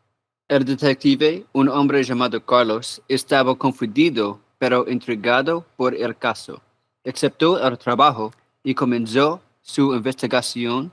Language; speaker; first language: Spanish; non-native, learner; English